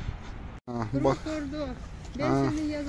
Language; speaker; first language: Turkish; non-native, learner; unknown